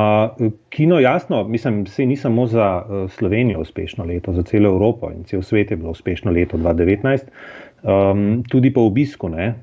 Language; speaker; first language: Slovenian; native; Slovenian